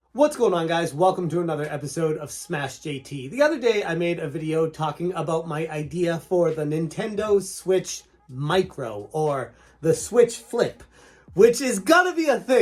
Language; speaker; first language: English; native; English